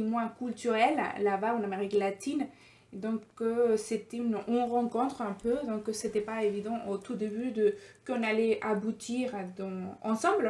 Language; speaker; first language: French; non-native, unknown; Spanish